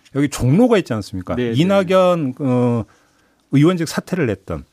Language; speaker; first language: Korean; native; Korean